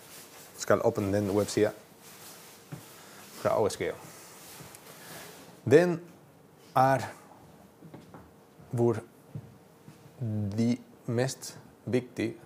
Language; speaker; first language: Norwegian; non-native, learner; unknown